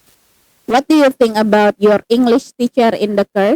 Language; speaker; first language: English; non-native, fluent; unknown